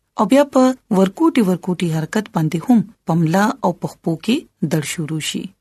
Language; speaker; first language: Pashto; non-native, local second language; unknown